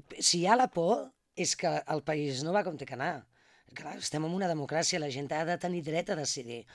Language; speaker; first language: Catalan; native; Catalan